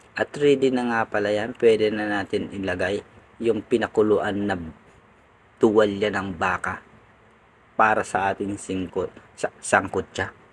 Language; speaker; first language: Filipino; non-native, local second language; Bikol